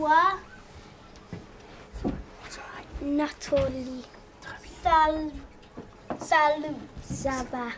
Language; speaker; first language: French; non-native, learner; English